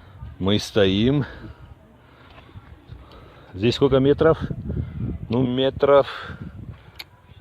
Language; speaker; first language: Russian; native; Russian